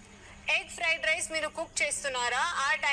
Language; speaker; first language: Telugu; non-native, learner; Hindi